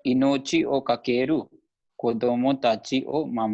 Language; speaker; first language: Japanese; non-native, learner; Hindi